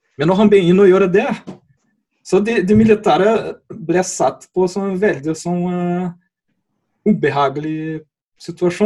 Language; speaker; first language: Norwegian; non-native, fluent; Portuguese